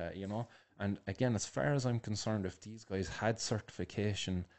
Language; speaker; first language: English; native; English